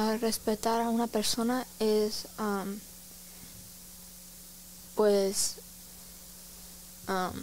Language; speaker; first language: Spanish; early bilingual, heritage; Spanish